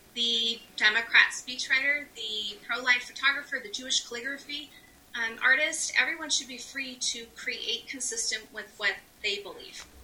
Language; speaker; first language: English; native; English